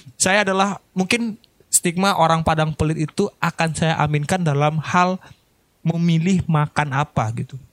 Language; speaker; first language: Indonesian; non-native, local second language; Minangkabau